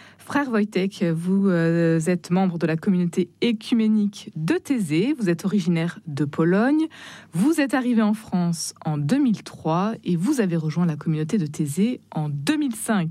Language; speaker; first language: French; native; French